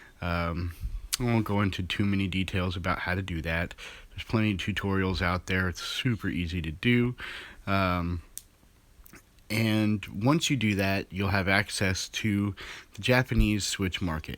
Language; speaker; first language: English; native; English